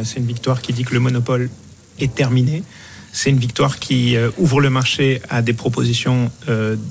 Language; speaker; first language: French; non-native, local second language; Arabic